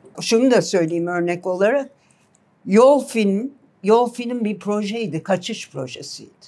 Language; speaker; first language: Turkish; native; Turkish